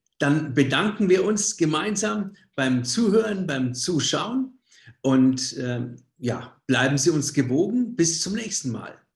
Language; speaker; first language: German; native; German